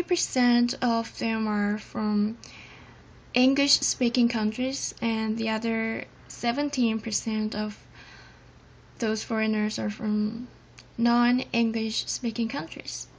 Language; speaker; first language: English; non-native, fluent; Korean